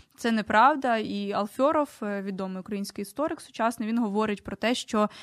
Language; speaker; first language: Ukrainian; native; Ukrainian